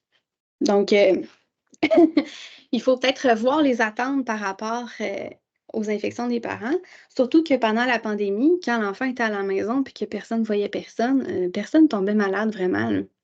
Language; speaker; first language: French; native; French